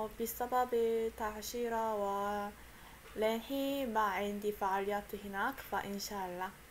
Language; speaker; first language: Arabic; non-native, fluent; Korean